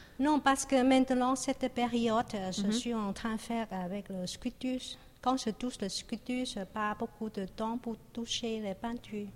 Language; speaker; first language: French; non-native, learner; Chinese